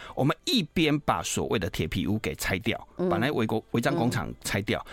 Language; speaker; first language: Chinese; native; Chinese